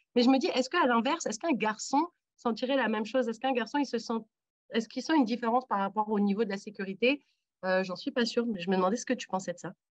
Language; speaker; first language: French; native; French